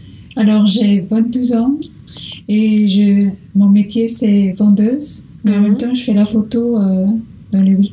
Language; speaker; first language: French; non-native, learner; Portuguese